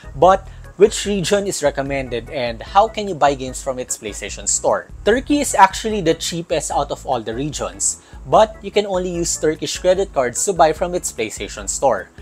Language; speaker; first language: English; non-native, local second language; Filipino